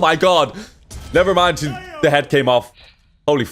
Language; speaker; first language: English; native; English